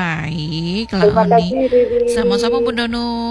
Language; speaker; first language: Indonesian; non-native, local second language; Minangkabau